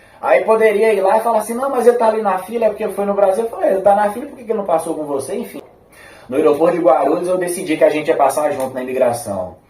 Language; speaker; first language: Portuguese; native; Portuguese